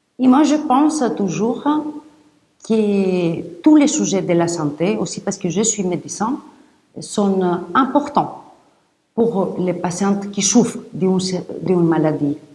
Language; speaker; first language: French; non-native, fluent; Greek